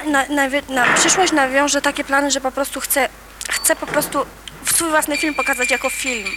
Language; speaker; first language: Polish; native; Polish